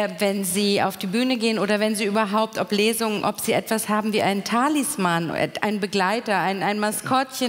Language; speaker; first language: German; native; German